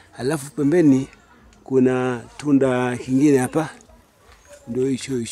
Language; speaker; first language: Swahili; non-native, local second language; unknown